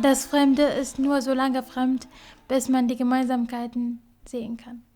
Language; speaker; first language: German; non-native, fluent; Kurdish